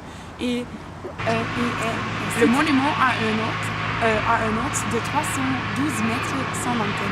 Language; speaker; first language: French; non-native, learner; Dutch